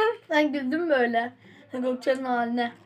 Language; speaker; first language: Turkish; native; Turkish